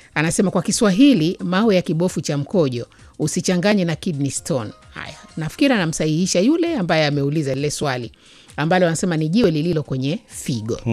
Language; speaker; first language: Swahili; native; Swahili